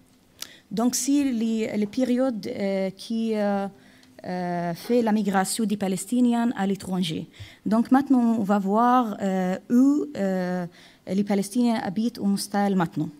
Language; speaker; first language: French; non-native, fluent; Arabic